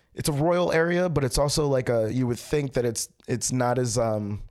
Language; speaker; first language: English; native; English